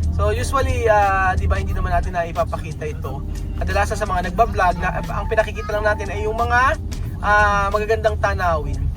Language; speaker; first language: Filipino; native; Filipino